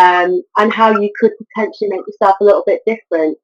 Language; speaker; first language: English; native; English